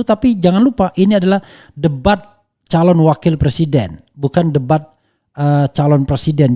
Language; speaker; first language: Indonesian; native; Indonesian